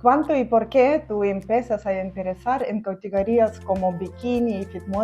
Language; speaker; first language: Spanish; non-native, learner; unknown